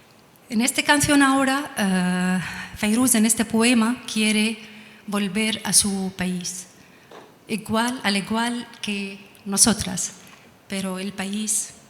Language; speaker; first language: Spanish; non-native, learner; Arabic